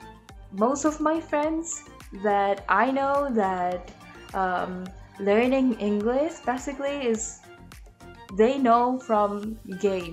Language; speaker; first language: English; non-native, learner; Indonesian